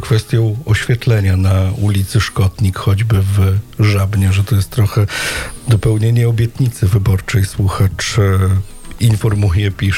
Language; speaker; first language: Polish; native; Polish